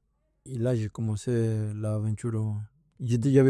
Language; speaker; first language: French; non-native, fluent; Spanish